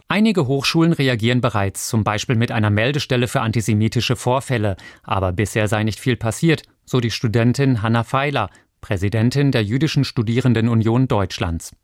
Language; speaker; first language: German; native; German